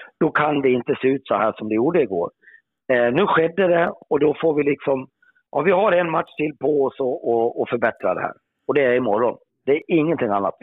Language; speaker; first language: Swedish; native; Swedish